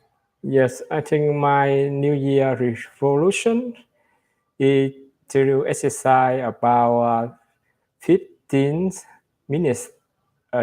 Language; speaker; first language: English; non-native, learner; Vietnamese